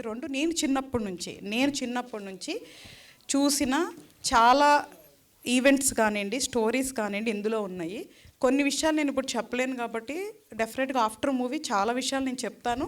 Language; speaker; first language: Telugu; native; Telugu